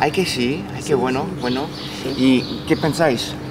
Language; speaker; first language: Spanish; non-native, learner; English